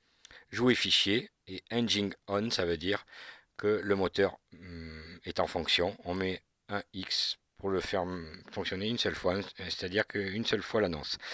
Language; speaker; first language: French; native; French